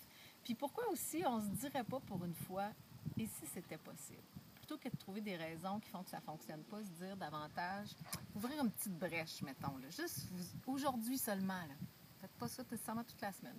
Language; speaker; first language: French; native; French